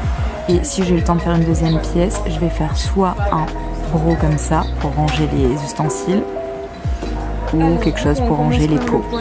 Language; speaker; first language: French; native; French